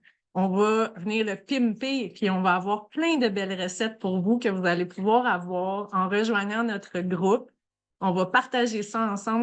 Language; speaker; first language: French; native; French